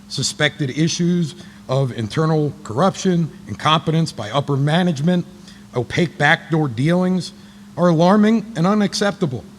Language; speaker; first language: English; native; English